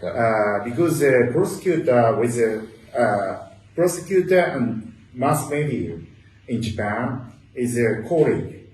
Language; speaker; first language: English; non-native, learner; Japanese